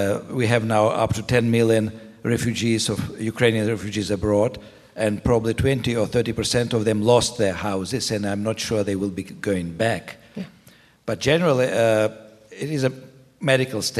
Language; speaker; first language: English; non-native, fluent; Ukrainian